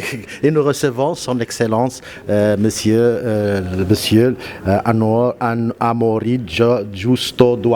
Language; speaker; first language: French; non-native, local second language; Arabic